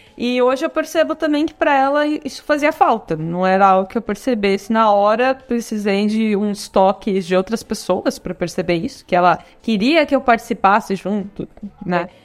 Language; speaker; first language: Portuguese; native; Portuguese